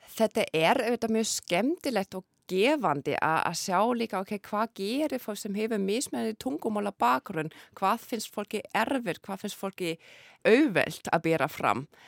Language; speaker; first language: Icelandic; non-native, fluent; German